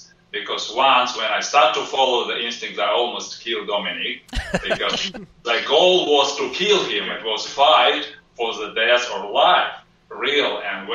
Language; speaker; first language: English; non-native, fluent; Russian